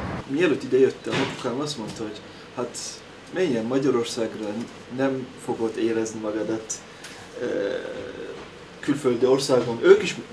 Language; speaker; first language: Hungarian; non-native, fluent; Turkish